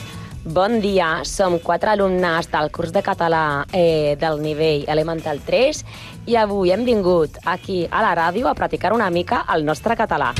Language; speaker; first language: Catalan; non-native, learner; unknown